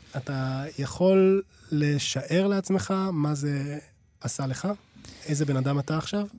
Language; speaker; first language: Hebrew; native; Hebrew